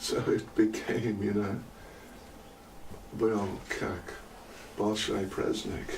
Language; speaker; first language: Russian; non-native, learner; English